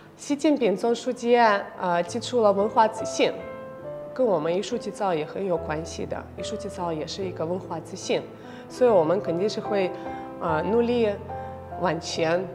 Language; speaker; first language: Chinese; non-native, fluent; Russian